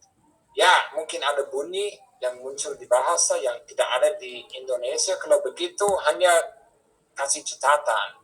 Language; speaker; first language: Indonesian; non-native, fluent; English